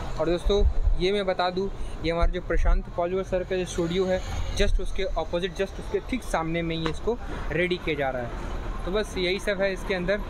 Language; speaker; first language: Hindi; native; Hindi